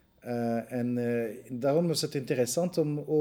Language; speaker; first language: Dutch; non-native, local second language; French